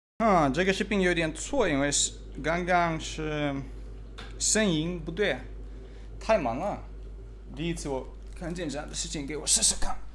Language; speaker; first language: Chinese; non-native, learner; Russian